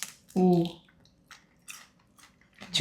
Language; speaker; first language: Russian; non-native, learner; Japanese